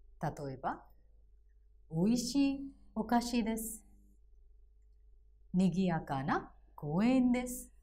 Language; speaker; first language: Japanese; non-native, fluent; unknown